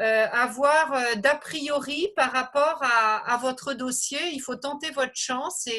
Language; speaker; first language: French; native; French